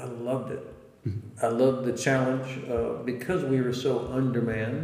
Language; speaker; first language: English; native; English